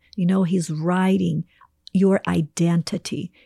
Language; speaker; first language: English; non-native, fluent; Portuguese